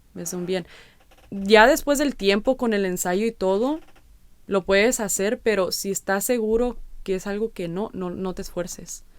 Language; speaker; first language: Spanish; early bilingual, heritage; Spanish